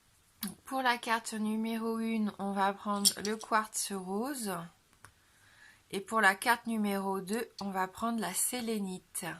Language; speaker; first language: French; native; French